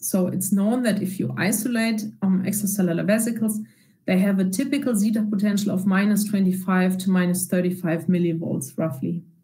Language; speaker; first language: English; non-native, fluent; German